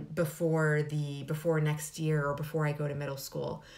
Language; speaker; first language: English; early bilingual, other home language; Spanish